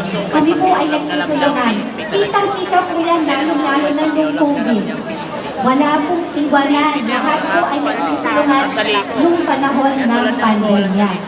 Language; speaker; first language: Filipino; native; Filipino